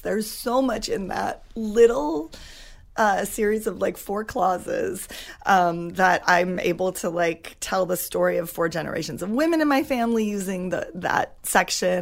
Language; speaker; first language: English; native; English